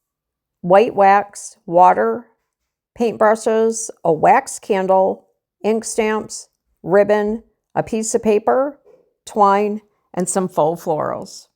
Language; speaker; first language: English; native; English